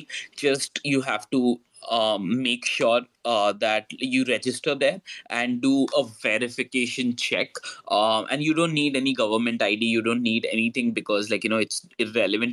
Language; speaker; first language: English; non-native, local second language; Hindi